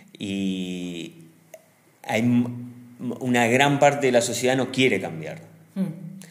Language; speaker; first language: Spanish; native; Spanish